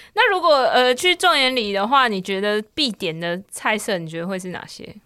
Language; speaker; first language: Chinese; native; Chinese